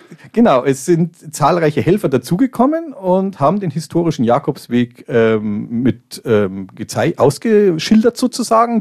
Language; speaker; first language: German; native; German